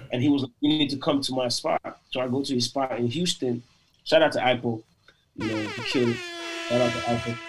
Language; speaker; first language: English; non-native, local second language; Igbo